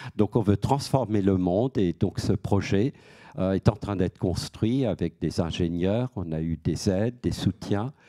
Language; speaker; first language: French; native; French